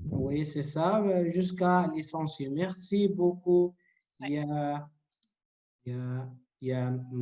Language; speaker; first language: French; non-native, fluent; Arabic